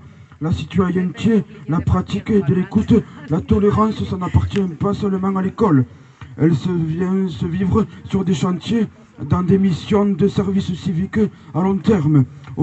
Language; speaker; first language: French; native; French